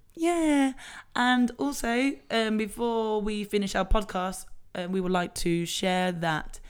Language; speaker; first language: English; early bilingual, other home language; Spanish